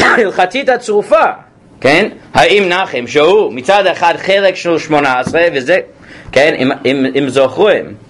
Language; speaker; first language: Hebrew; non-native, fluent; English